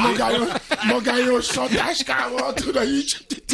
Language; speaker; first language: Hungarian; non-native, fluent; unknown